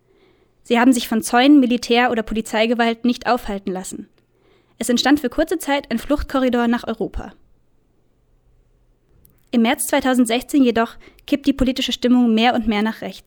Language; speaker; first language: German; native; German